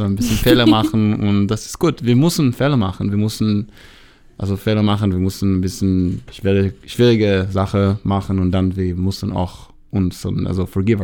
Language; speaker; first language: German; non-native, learner; Hebrew